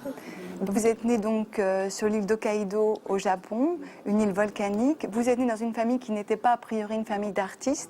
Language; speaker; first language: French; native; French